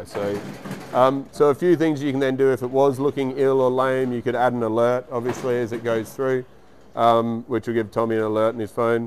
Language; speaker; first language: English; native; English